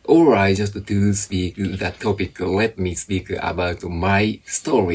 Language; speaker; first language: English; non-native, fluent; Japanese